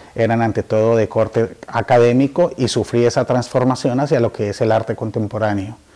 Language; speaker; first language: Spanish; native; Spanish